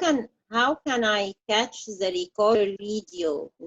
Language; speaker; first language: English; non-native, learner; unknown